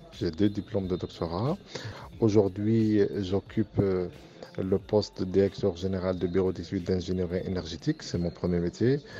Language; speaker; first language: French; non-native, local second language; Arabic